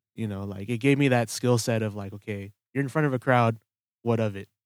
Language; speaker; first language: English; early bilingual, other home language; Filipino